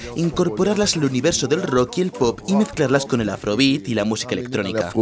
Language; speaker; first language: Spanish; non-native, fluent; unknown